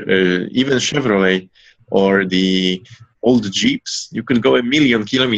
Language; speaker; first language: English; non-native, fluent; Polish